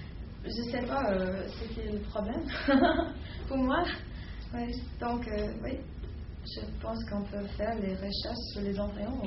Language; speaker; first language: French; non-native, fluent; English